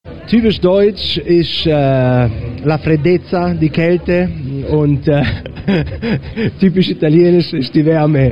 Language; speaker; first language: German; non-native, learner; Italian